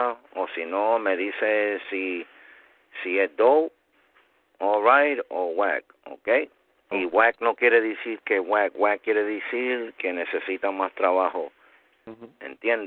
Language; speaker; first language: Spanish; early bilingual, heritage; Spanish